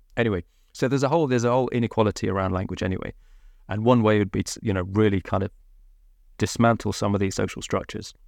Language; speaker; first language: English; native; English